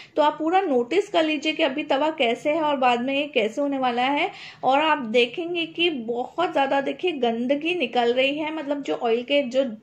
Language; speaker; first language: Hindi; non-native, local second language; Gujarati